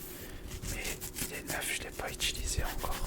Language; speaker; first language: French; native; French